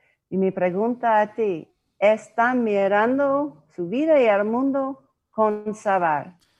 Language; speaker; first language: Spanish; non-native, learner; English